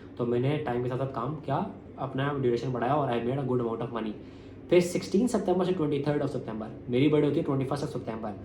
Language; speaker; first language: Urdu; non-native, local second language; Punjabi